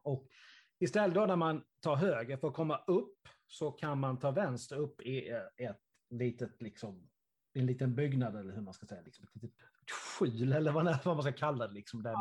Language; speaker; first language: Swedish; native; Swedish